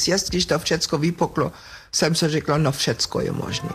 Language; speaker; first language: Czech; non-native, fluent; German